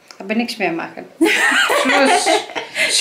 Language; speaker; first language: German; non-native, learner; Greek